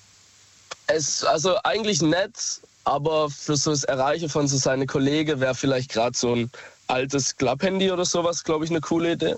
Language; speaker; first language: German; native; German